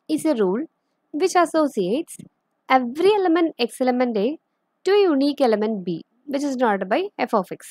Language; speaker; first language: English; non-native, local second language; Malayalam